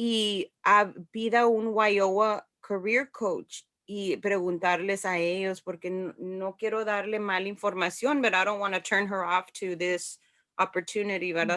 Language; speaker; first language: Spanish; early bilingual, heritage; Spanish